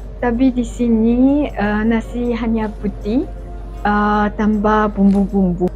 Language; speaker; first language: Indonesian; non-native, fluent; Arabic